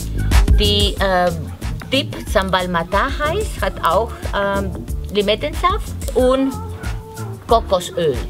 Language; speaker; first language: German; non-native, fluent; Spanish